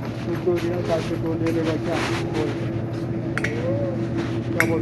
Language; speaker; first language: Hindi; non-native, local second language; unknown